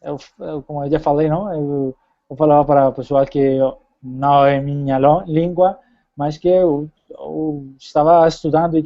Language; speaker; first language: Portuguese; non-native, fluent; Spanish